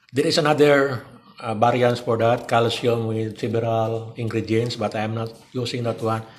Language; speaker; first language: English; non-native, local second language; Cebuano